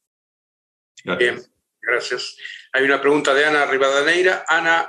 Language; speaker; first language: Spanish; native; Spanish